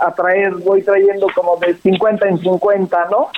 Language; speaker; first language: Spanish; native; Spanish